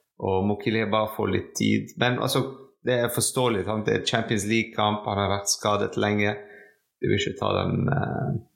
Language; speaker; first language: Norwegian; non-native, fluent; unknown